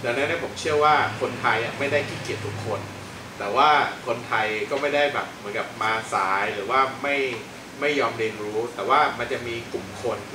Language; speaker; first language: Thai; native; Thai